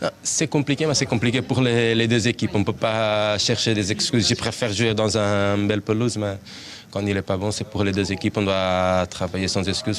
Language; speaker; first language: French; non-native, fluent; Portuguese